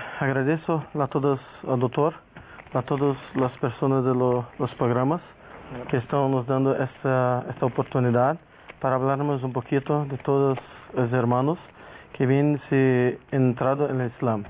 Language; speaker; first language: Spanish; non-native, learner; Portuguese